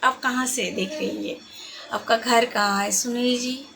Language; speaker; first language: Hindi; non-native, local second language; Bangla